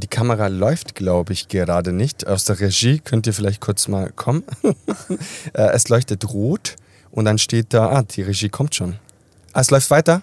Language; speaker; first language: German; early bilingual, other home language; Italian